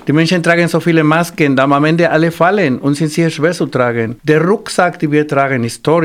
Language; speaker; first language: German; non-native, fluent; Spanish